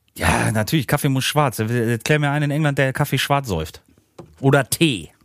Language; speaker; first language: German; native; German